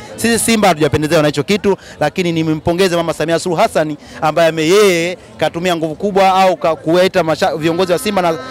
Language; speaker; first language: Swahili; native; Swahili